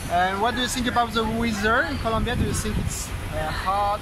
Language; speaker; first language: English; non-native, learner; French